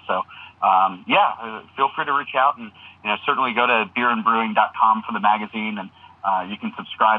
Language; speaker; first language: English; native; English